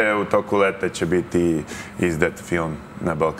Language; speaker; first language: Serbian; early bilingual, heritage; Serbian